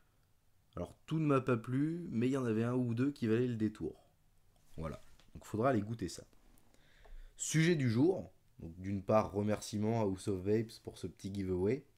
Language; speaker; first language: French; native; French